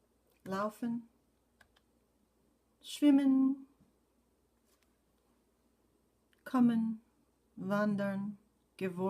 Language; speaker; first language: German; non-native, fluent; English